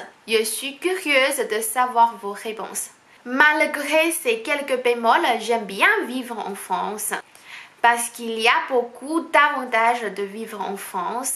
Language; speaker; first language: French; non-native, fluent; Chinese